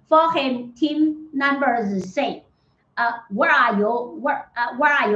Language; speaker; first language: English; non-native, learner; Chinese